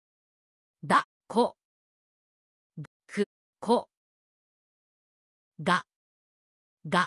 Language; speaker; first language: Japanese; non-native, learner; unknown